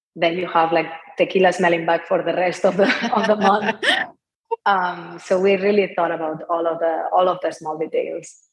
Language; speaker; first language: English; non-native, fluent; Spanish